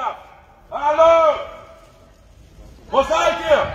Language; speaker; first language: German; non-native, fluent; Romanian